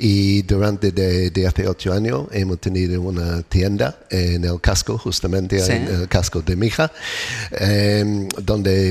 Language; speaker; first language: Spanish; non-native, learner; English